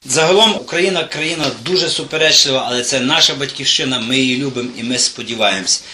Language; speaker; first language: Ukrainian; native; Ukrainian